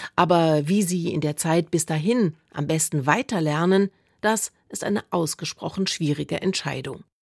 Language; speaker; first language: German; native; German